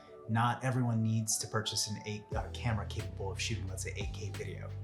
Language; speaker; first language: English; native; English